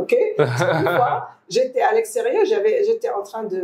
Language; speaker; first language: French; non-native, fluent; Arabic